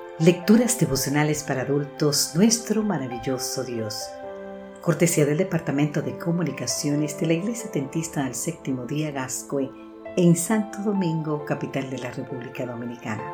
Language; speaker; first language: Spanish; native; Spanish